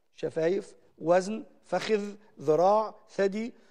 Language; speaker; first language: Arabic; native; Arabic